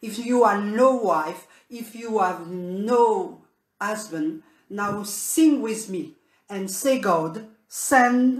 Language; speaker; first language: English; non-native, learner; French